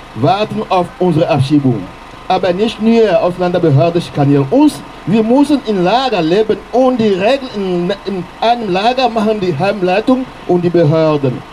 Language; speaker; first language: German; non-native, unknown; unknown